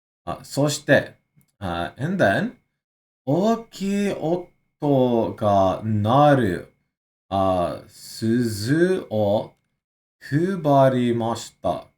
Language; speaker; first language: Japanese; non-native, learner; English